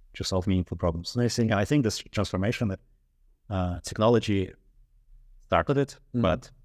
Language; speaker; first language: English; non-native, fluent; Russian